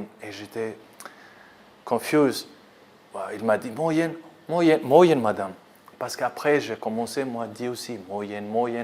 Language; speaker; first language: French; non-native, learner; Greek